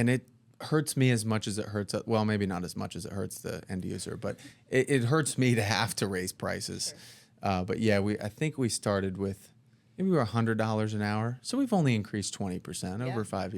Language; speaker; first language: English; native; English